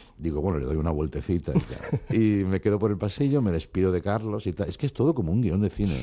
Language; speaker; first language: Spanish; non-native, local second language; Catalan